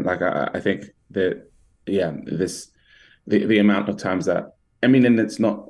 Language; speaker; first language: English; native; English